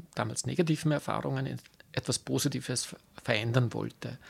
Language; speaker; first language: German; native; German